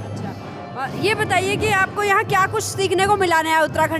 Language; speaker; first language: Hindi; native; Hindi